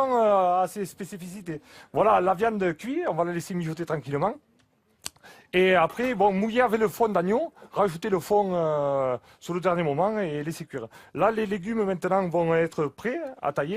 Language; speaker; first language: French; native; French